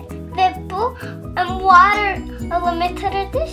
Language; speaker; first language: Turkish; early bilingual, heritage; Turkish